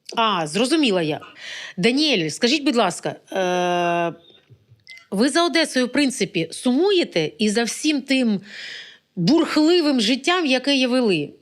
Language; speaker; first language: Ukrainian; native; Ukrainian